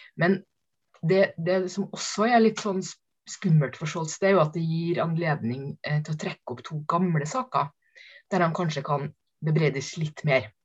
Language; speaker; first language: Norwegian; native; Norwegian